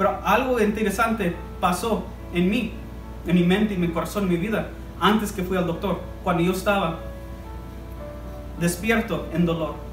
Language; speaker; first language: Spanish; early bilingual, heritage; Spanish